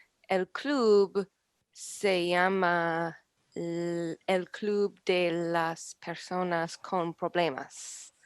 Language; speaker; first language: Spanish; non-native, learner; English